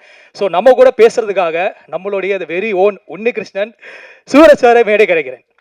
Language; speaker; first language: Tamil; native; Tamil